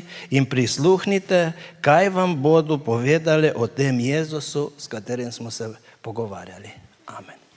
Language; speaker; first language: Slovenian; native; Slovenian